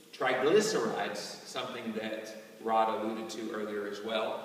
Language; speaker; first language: English; native; English